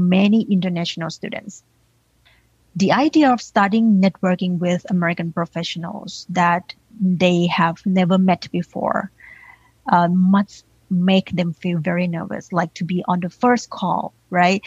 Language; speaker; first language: English; non-native, fluent; Thai